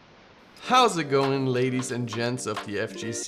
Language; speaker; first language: English; non-native, fluent; Norwegian